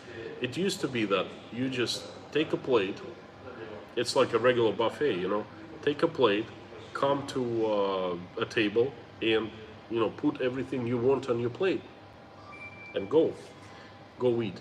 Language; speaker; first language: English; non-native, fluent; Russian